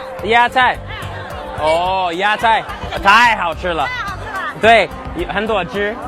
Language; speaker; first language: Chinese; non-native, learner; English